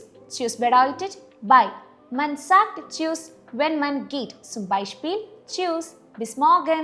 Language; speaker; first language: German; non-native, fluent; Malayalam